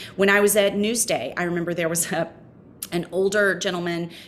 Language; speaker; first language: English; native; English